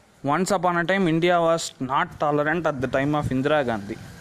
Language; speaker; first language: English; non-native, local second language; Tamil